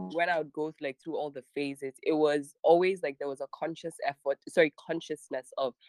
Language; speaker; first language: English; non-native, local second language; Hausa